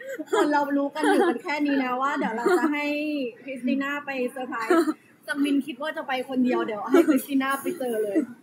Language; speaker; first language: Thai; native; Thai